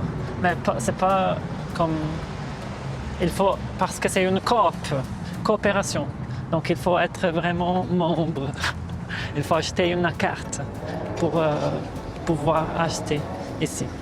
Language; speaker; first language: French; non-native, fluent; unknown